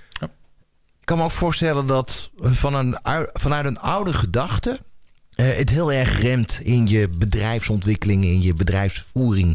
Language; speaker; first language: Dutch; native; Dutch